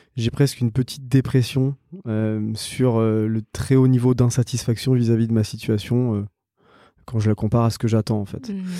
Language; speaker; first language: French; native; French